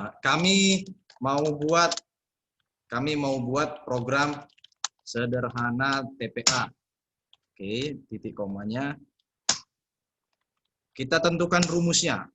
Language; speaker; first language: Indonesian; native; Indonesian